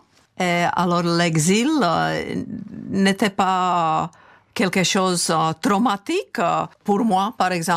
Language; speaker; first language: French; non-native, fluent; Czech